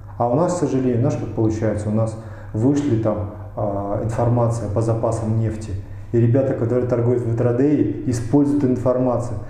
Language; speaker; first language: Russian; native; Russian